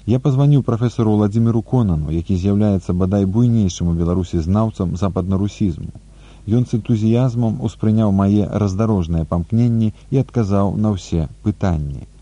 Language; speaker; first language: Belarusian; native; Belarusian